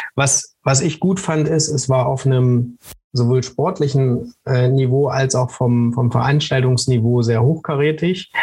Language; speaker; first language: German; native; German